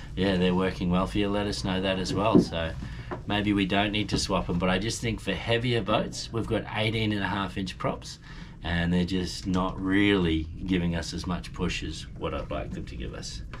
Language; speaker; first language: English; native; English